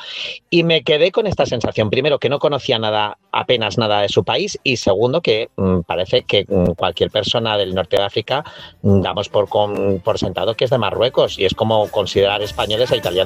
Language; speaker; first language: Spanish; native; Spanish